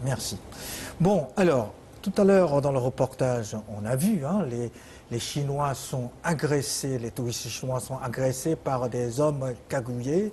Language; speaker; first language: French; non-native, fluent; Chinese